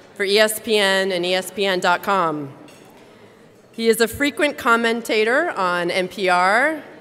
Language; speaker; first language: English; native; English